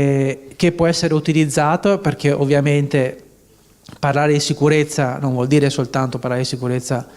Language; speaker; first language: Italian; native; Italian